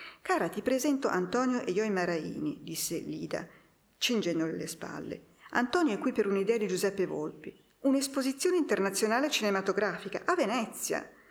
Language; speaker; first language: Italian; native; Italian